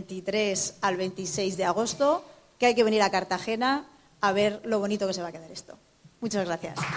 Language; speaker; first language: Spanish; native; Spanish